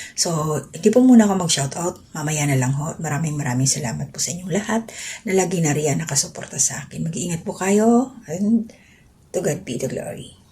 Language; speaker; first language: Filipino; non-native, local second language; Waray